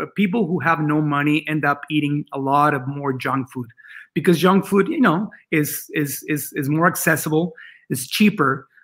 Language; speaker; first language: English; non-native, fluent; Spanish